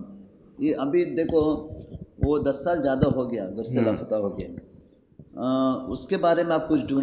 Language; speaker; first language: Hindi; non-native, local second language; Kannada